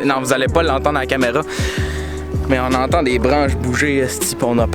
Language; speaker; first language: French; native; French